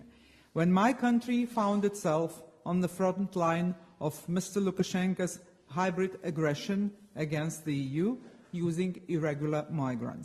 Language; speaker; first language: English; non-native, fluent; Lithuanian